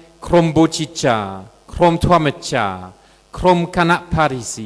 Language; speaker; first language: Khmer; non-native, fluent; French